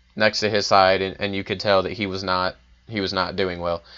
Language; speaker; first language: English; native; English